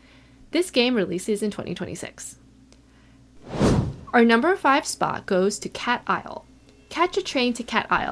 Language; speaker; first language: English; native; English